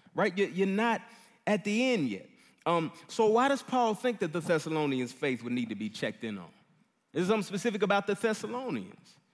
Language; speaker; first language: English; native; English